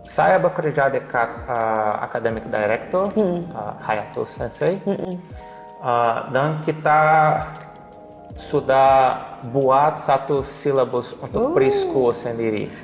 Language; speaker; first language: Indonesian; non-native, learner; Portuguese